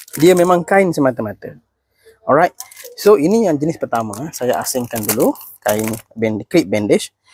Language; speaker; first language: Malay; native; Malay